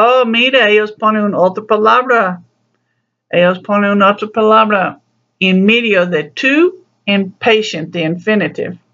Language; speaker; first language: Spanish; non-native, learner; English